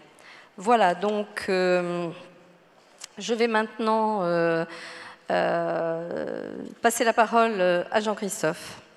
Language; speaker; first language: French; native; French